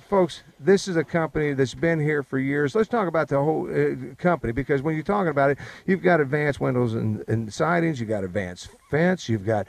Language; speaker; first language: English; native; English